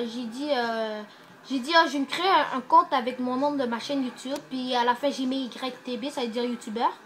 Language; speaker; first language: French; native; French